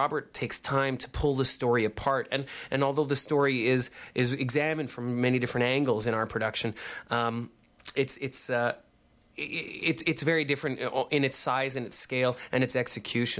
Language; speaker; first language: English; native; English